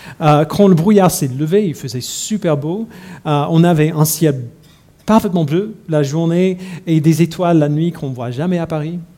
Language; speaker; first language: French; non-native, fluent; English